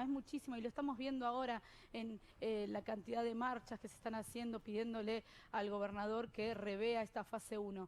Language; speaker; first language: Spanish; native; Spanish